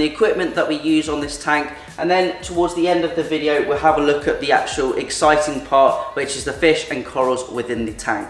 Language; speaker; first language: English; native; English